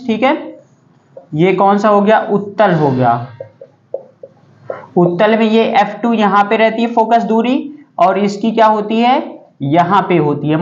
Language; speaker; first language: Hindi; native; Hindi